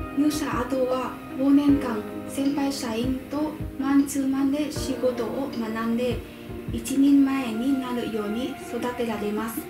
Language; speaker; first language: Japanese; non-native, fluent; Vietnamese